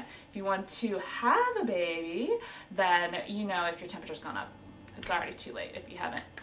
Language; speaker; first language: English; native; English